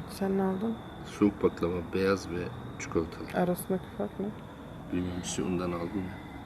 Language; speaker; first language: Turkish; early bilingual, heritage; Turkish